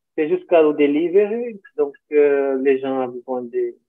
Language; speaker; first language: French; non-native, learner; Portuguese